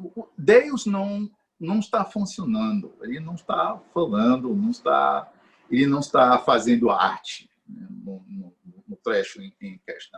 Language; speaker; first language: Portuguese; non-native, fluent; English